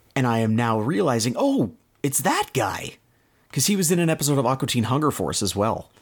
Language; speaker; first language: English; native; English